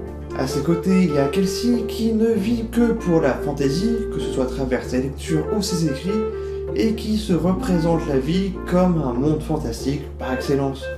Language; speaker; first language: French; native; French